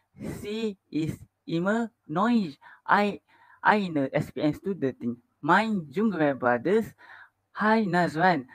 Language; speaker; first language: German; non-native, learner; Malay